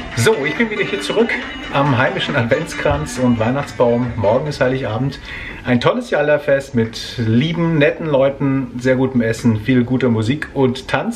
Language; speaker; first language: German; native; German